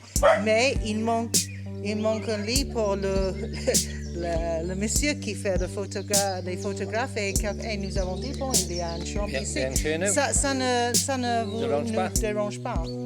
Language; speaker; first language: French; non-native, learner; English